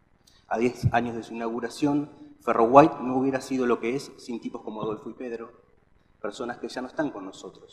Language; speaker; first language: Spanish; native; Spanish